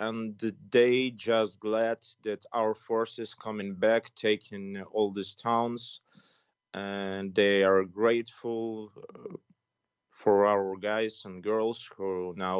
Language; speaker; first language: English; non-native, fluent; Ukrainian